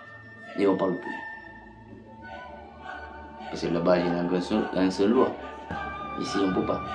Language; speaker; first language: French; non-native, learner; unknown